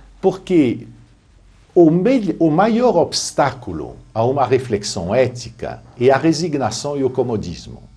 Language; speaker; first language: Portuguese; non-native, fluent; French